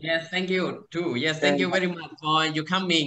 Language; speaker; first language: English; non-native, learner; Thai